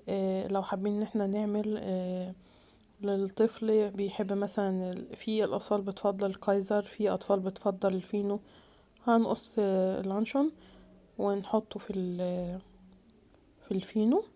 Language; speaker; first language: Arabic; native; Arabic